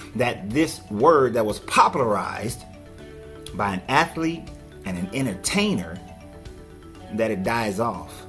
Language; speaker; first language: English; native; English